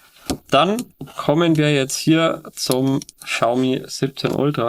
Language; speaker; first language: German; native; German